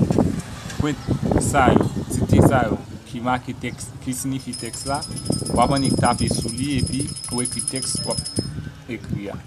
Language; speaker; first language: French; non-native, local second language; Haitian Creole